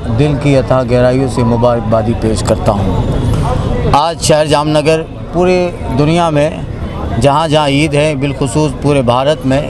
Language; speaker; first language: Urdu; non-native, local second language; Gujarati